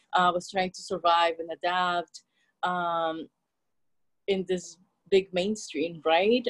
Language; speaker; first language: English; non-native, fluent; Spanish